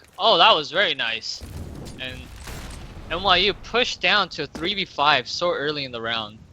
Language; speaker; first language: English; native; English